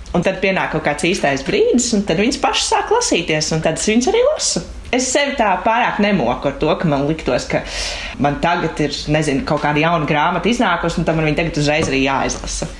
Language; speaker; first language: Latvian; native; Latvian